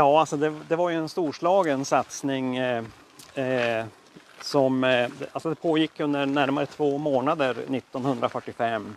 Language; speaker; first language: Swedish; native; Swedish